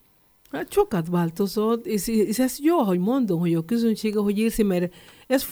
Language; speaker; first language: Hungarian; non-native, fluent; Spanish